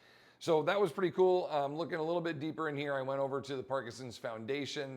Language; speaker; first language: English; native; English